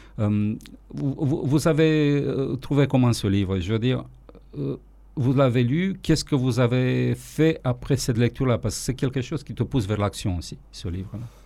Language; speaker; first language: French; non-native, fluent; Romanian